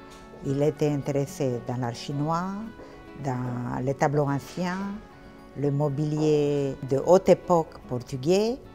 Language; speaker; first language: French; non-native, fluent; Portuguese